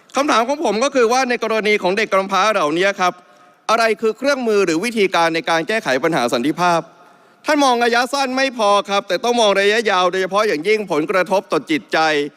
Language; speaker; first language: Thai; native; Thai